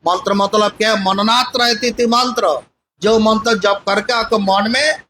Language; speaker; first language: Hindi; non-native, local second language; Bangla